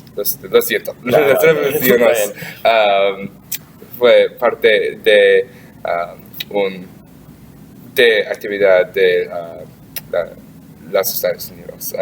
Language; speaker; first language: Spanish; non-native, learner; English